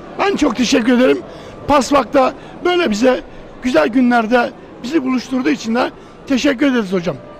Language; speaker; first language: Turkish; native; Turkish